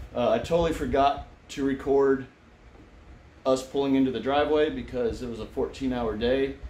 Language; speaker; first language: English; native; English